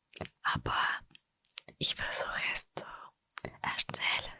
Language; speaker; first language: German; non-native, fluent; Russian